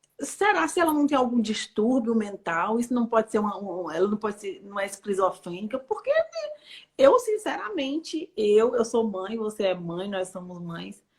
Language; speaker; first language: Portuguese; native; Portuguese